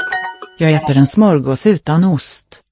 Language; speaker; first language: Swedish; non-native, learner; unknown